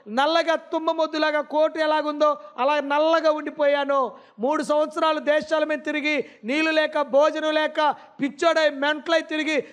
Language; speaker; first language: Telugu; non-native, local second language; Lambadi